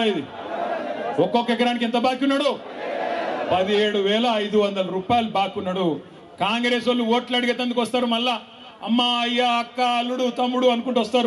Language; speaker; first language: Telugu; native; Telugu